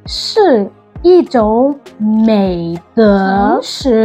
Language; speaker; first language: Chinese; non-native, fluent; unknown